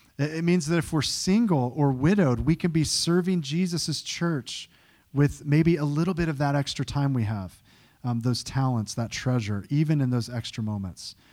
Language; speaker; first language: English; native; English